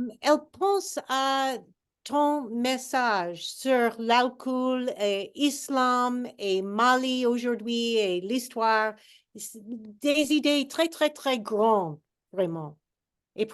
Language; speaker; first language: French; non-native, fluent; English